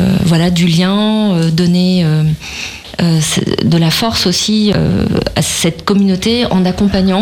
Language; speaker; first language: French; native; French